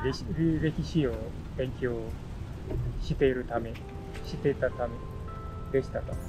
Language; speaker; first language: Japanese; non-native, learner; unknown